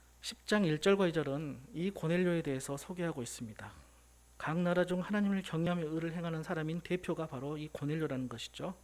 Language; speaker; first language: Korean; native; Korean